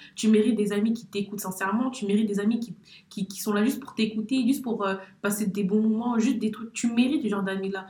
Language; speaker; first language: French; native; French